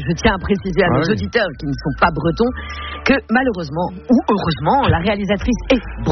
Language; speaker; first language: French; native; French